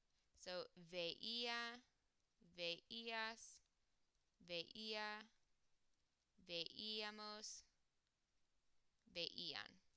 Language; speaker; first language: Spanish; non-native, fluent; English